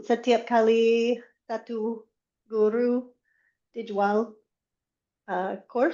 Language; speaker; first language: Indonesian; non-native, learner; English